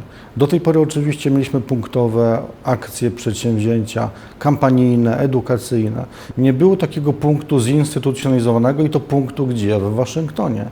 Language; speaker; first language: Polish; native; Polish